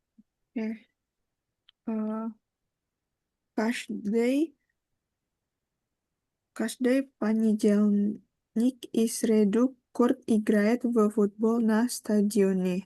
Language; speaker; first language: Russian; non-native, learner; Indonesian